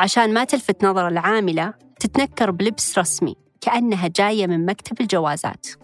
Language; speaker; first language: Arabic; native; Arabic